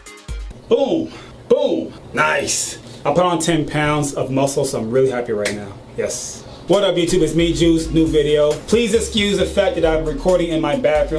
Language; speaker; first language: English; native; English